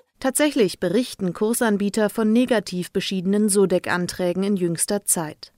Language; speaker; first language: German; native; German